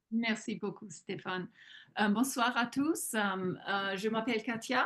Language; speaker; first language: French; non-native, fluent; German